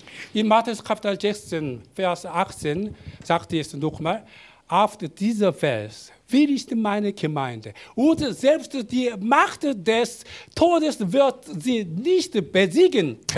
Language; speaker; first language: German; non-native, learner; Korean